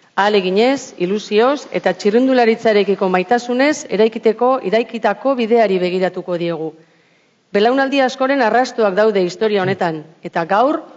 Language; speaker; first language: Basque; native; Basque